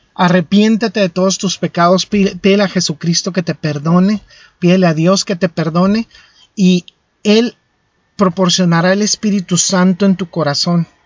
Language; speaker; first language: Spanish; native; Spanish